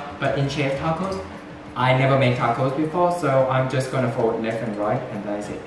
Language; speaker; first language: English; non-native, fluent; Thai